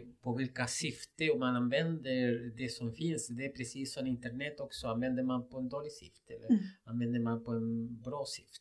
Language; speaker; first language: Swedish; non-native, fluent; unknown